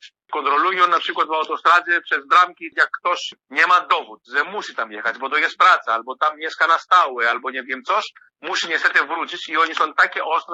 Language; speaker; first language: Polish; non-native, fluent; Greek